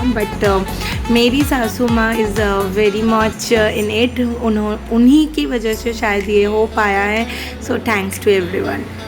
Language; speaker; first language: Hindi; non-native, local second language; Bangla